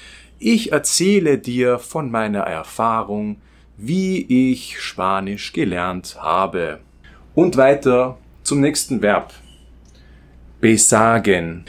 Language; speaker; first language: German; non-native, fluent; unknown